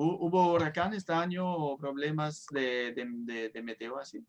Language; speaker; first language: Spanish; non-native, fluent; French